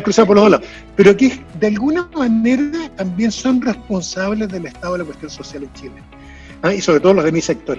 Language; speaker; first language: Spanish; native; Spanish